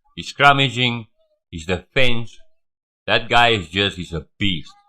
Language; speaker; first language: English; non-native, local second language; Afrikaans